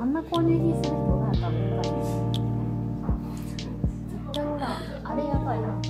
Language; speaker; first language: Japanese; native; Japanese